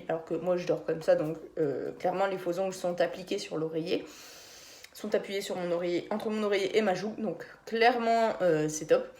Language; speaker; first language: French; native; French